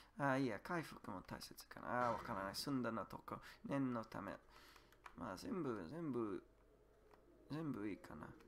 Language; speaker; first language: Japanese; non-native, learner; English